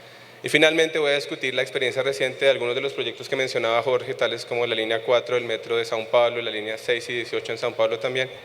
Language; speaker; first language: Spanish; native; Spanish